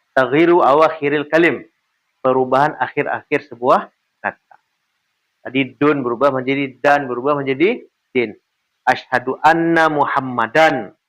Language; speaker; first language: Malay; non-native, local second language; Minangkabau